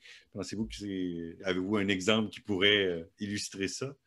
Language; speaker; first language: French; native; French